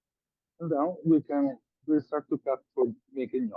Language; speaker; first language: English; non-native, learner; Italian